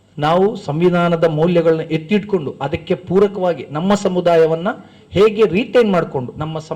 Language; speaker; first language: Kannada; non-native, local second language; Badaga